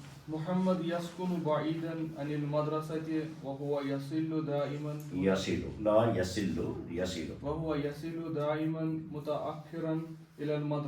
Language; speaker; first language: Arabic; non-native, learner; Urdu